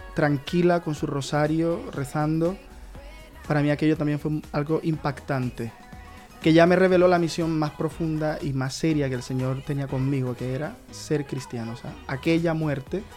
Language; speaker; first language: Spanish; native; Spanish